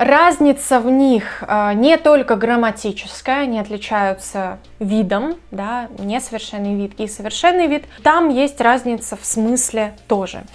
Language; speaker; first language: Russian; native; Russian